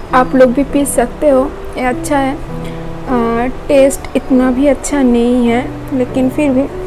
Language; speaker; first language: Hindi; non-native, local second language; Bangla